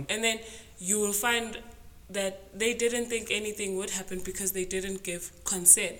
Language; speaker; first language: English; non-native, local second language; Zulu